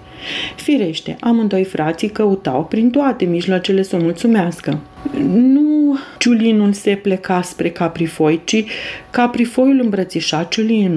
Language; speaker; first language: Romanian; native; Romanian